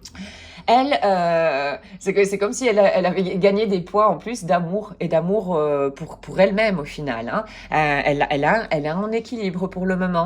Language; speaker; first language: French; native; French